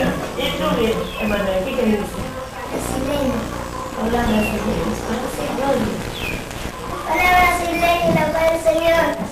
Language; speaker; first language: Portuguese; non-native, learner; Spanish